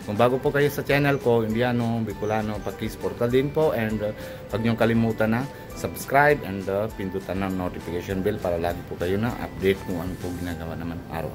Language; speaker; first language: Filipino; non-native, fluent; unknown